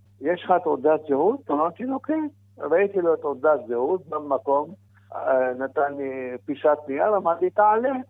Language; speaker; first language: Hebrew; non-native, fluent; Arabic